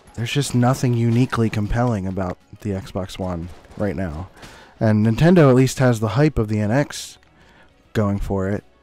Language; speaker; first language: English; native; English